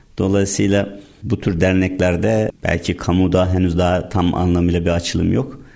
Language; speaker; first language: Turkish; native; Turkish